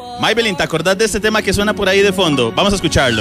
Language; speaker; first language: Spanish; native; Spanish